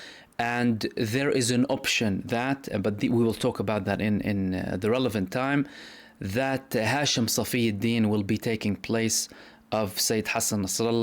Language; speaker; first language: English; non-native, fluent; Arabic